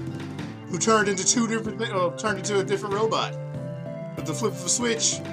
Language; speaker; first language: English; native; English